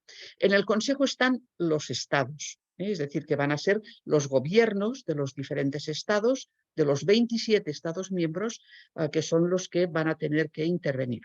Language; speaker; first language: Spanish; native; Spanish